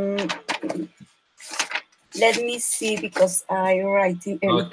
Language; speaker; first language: English; non-native, learner; Spanish